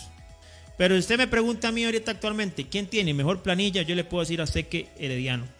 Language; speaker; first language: Spanish; native; Spanish